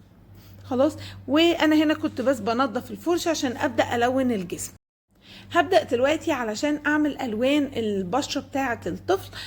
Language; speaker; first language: Arabic; native; Arabic